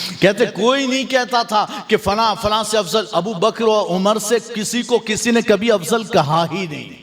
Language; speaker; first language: Urdu; native; Urdu